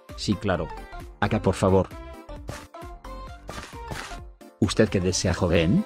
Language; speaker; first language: Spanish; native; Spanish